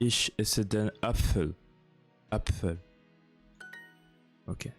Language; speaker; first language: German; non-native, learner; French